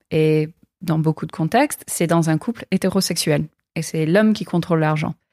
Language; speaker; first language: French; non-native, fluent; English